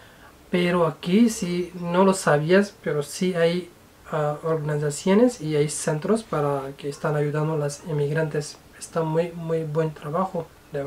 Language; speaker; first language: Spanish; non-native, fluent; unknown